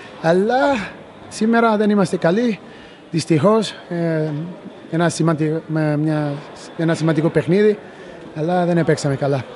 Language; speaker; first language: Greek; non-native, learner; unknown